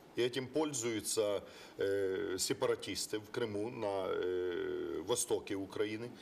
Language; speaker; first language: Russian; non-native, local second language; Ukrainian